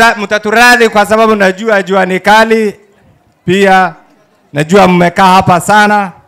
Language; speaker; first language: Swahili; non-native, local second language; Somali